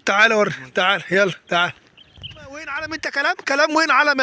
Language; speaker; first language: Arabic; native; Arabic